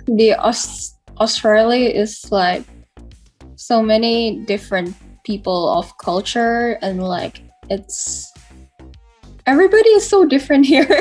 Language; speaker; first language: English; non-native, fluent; Indonesian